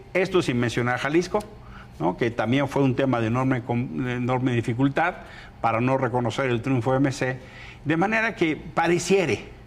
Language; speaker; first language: Spanish; native; Spanish